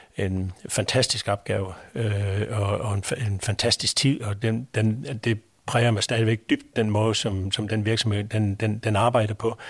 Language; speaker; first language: Danish; native; Danish